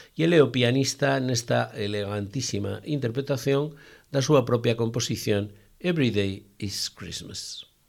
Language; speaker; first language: Galician; native; Galician